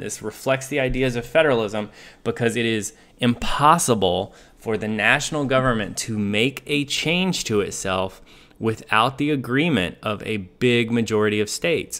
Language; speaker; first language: English; native; English